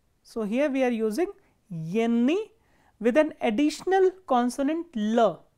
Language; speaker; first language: English; non-native, local second language; Hindi